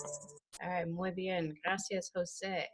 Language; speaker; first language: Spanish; non-native, fluent; English